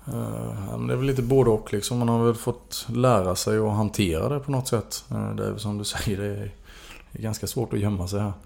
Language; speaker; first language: Swedish; native; Swedish